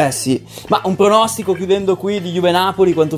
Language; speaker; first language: Italian; native; Italian